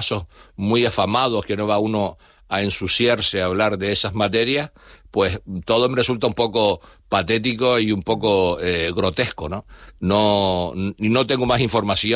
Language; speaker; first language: Spanish; native; Spanish